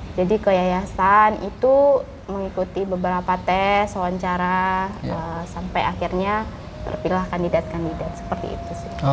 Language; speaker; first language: Indonesian; non-native, local second language; Minangkabau